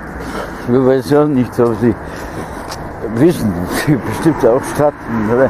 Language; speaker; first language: German; non-native, fluent; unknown